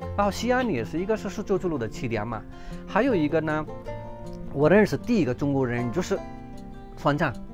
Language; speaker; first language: Chinese; non-native, fluent; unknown